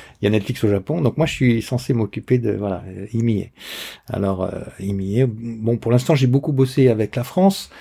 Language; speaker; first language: French; native; French